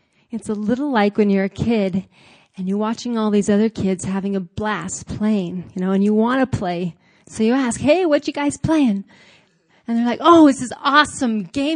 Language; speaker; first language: English; native; English